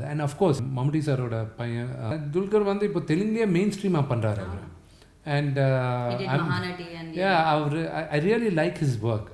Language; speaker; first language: Tamil; non-native, local second language; Telugu